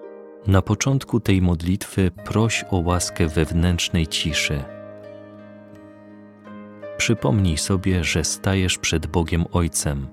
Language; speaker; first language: Polish; native; Polish